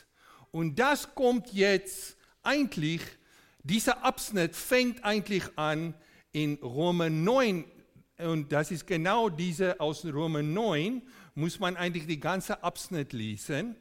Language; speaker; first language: German; non-native, fluent; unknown